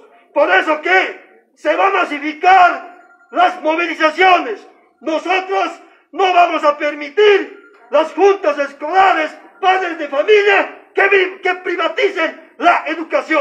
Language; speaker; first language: Spanish; native; Spanish